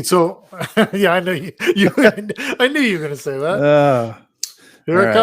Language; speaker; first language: English; native; English